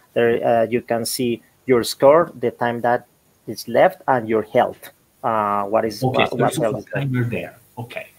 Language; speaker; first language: English; non-native, fluent; Spanish